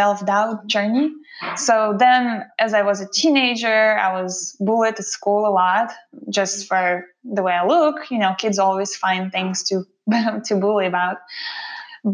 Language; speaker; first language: English; non-native, fluent; Russian